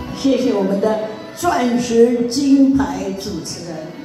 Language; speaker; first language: Chinese; native; Chinese